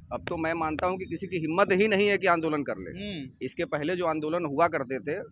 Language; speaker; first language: Hindi; native; Hindi